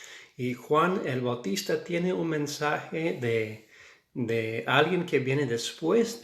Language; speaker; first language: Spanish; non-native, fluent; English